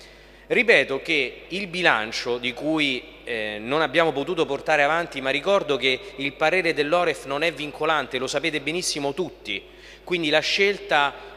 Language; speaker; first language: Italian; native; Italian